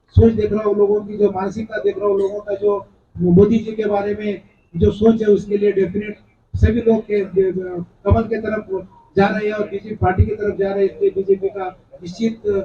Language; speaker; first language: Hindi; non-native, local second language; Telugu